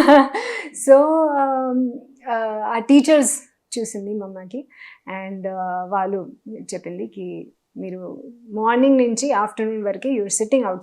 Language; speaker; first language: Telugu; non-native, learner; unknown